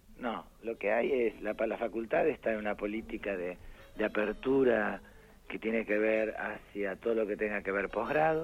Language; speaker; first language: Spanish; native; Spanish